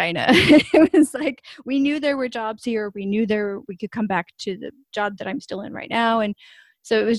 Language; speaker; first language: English; native; English